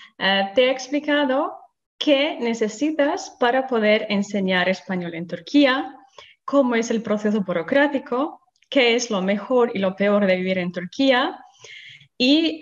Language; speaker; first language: Spanish; non-native, fluent; Slovenian